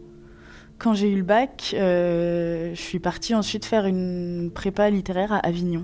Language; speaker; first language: French; native; French